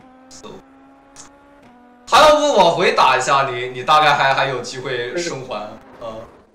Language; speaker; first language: Chinese; native; Chinese